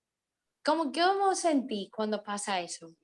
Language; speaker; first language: Spanish; native; Spanish